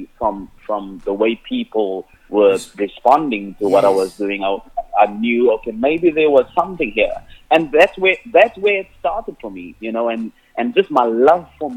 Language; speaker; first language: English; non-native, local second language; Afrikaans